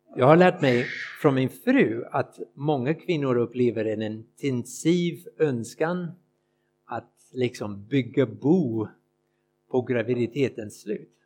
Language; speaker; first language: Swedish; non-native, fluent; English